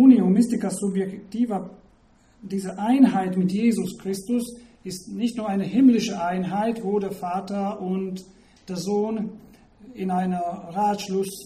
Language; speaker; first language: German; non-native, fluent; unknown